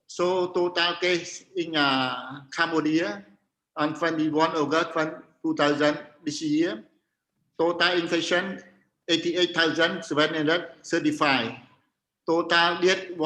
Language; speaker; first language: English; non-native, learner; Khmer